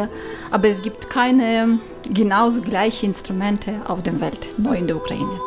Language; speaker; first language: German; non-native, learner; Ukrainian